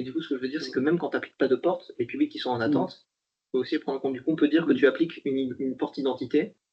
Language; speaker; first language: French; native; French